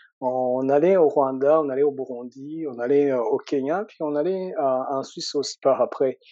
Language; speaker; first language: French; non-native, local second language; Rundi